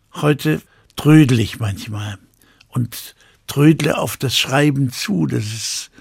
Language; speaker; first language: German; native; German